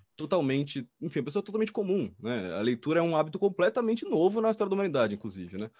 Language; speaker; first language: Portuguese; native; Portuguese